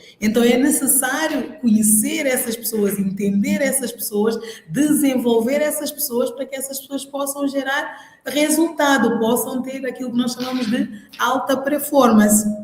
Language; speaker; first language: Portuguese; non-native, local second language; Upper Guinea Crioulo